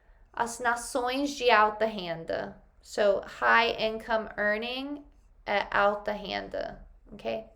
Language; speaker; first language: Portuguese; non-native, fluent; English